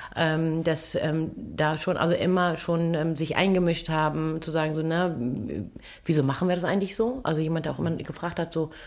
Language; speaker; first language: German; early bilingual, other home language; Turkish